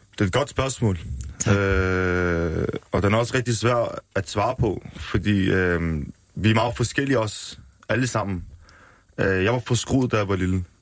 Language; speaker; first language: Danish; early bilingual, other home language; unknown